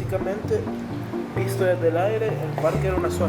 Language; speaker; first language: Spanish; native; Spanish